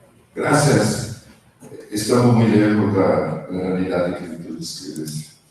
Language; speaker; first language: Spanish; non-native, fluent; Portuguese